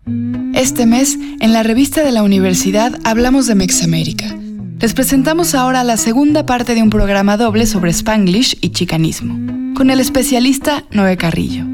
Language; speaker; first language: Spanish; native; Spanish